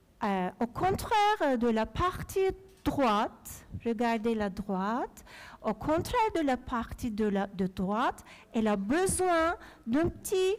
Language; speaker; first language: French; non-native, fluent; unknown